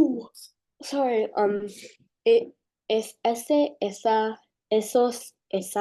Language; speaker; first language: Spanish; non-native, learner; English